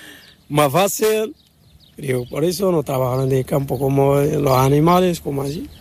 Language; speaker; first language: Spanish; non-native, learner; Arabic